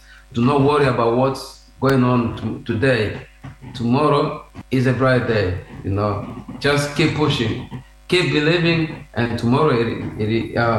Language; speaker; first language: English; non-native, fluent; Swahili